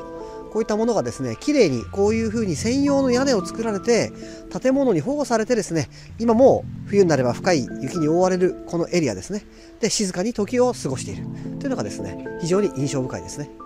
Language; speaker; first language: Japanese; native; Japanese